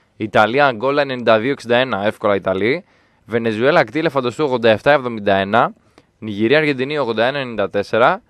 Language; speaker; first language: Greek; native; Greek